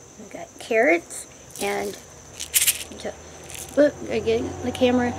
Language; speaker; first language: English; native; English